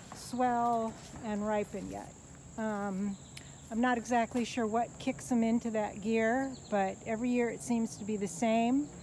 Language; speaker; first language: English; native; English